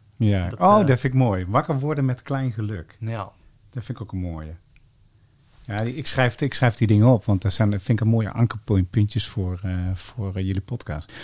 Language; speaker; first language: Dutch; native; Dutch